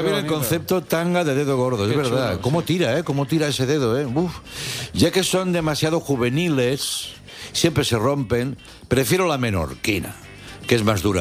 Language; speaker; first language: Spanish; native; Spanish